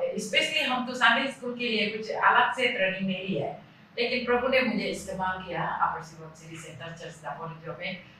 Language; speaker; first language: Hindi; non-native, local second language; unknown